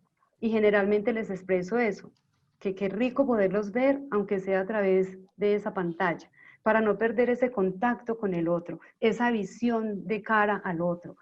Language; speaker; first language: Spanish; native; Spanish